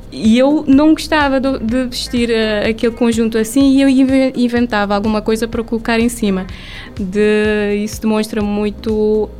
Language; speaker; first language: Portuguese; non-native, local second language; Kabuverdianu